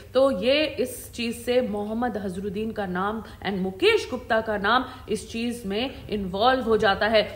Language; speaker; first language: Hindi; native; Hindi